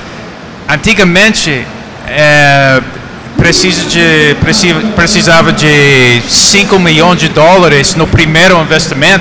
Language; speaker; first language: Portuguese; non-native, fluent; English